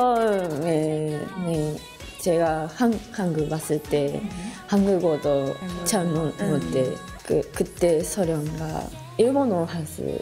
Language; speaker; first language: Korean; non-native, learner; Chinese